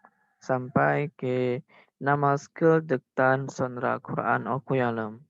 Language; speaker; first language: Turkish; non-native, learner; Indonesian